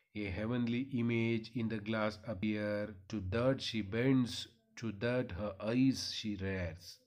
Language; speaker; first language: English; non-native, local second language; Kannada